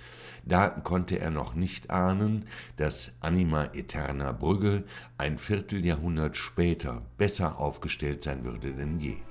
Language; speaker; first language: German; native; German